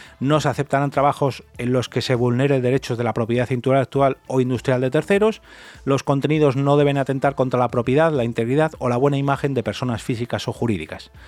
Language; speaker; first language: Spanish; native; Spanish